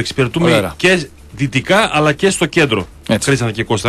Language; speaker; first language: Greek; native; Greek